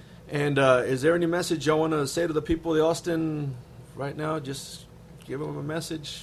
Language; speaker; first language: English; early bilingual, other home language; Spanish